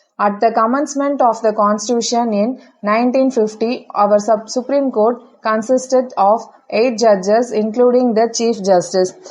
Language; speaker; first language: English; non-native, local second language; Tamil